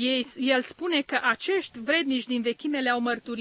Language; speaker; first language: Romanian; native; Romanian